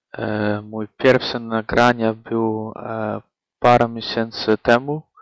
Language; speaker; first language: Polish; non-native, learner; Dutch